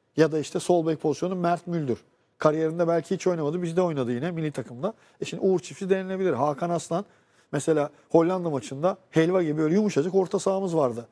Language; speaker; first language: Turkish; native; Turkish